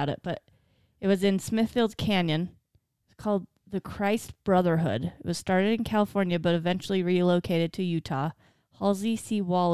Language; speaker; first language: English; native; English